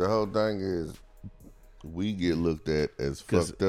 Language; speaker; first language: English; native; English